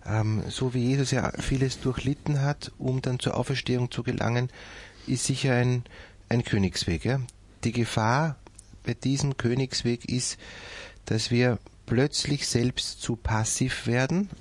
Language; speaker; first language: German; native; German